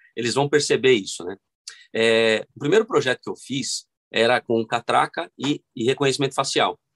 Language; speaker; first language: Portuguese; native; Portuguese